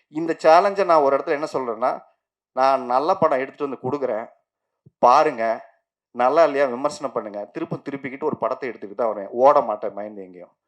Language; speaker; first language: Tamil; native; Tamil